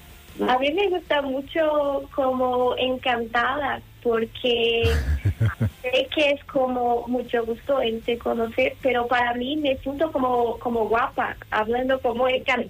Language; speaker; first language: Spanish; non-native, learner; Portuguese